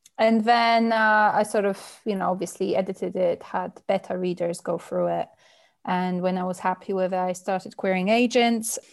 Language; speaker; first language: English; non-native, fluent; Polish